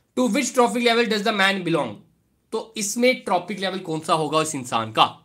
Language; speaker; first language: Hindi; native; Hindi